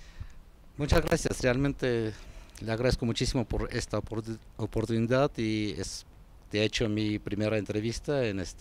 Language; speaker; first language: Spanish; non-native, fluent; Armenian